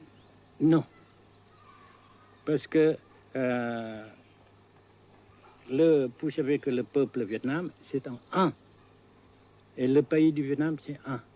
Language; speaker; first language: French; non-native, local second language; Vietnamese